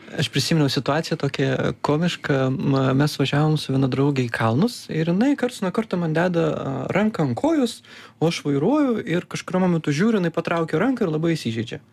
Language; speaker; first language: Lithuanian; native; Lithuanian